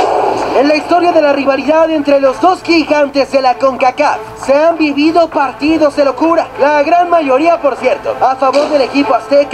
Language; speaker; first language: Spanish; native; Spanish